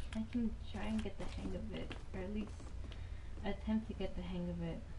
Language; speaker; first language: English; native; English